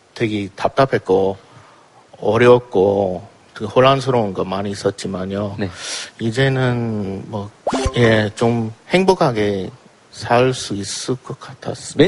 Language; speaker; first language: Korean; non-native, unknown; English